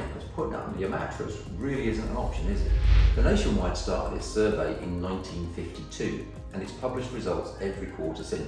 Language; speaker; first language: English; native; English